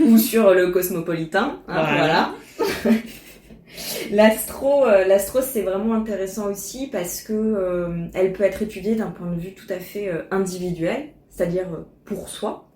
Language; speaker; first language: French; native; French